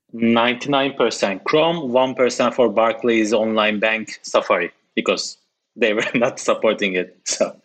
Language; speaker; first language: English; non-native, fluent; Turkish